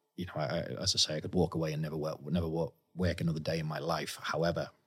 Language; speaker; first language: English; native; English